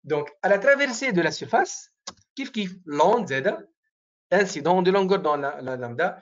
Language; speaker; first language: French; non-native, local second language; Arabic